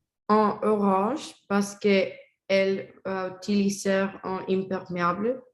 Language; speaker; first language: French; non-native, learner; Spanish